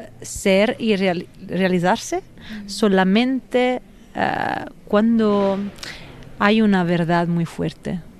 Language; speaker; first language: Spanish; non-native, fluent; Italian